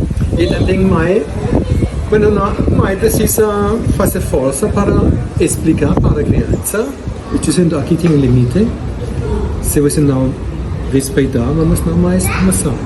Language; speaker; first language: Portuguese; non-native, learner; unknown